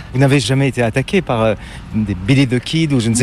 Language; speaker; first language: French; native; French